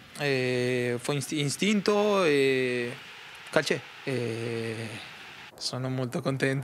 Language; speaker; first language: Italian; non-native, learner; Spanish